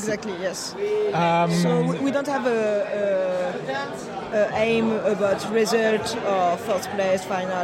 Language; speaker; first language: English; non-native, fluent; French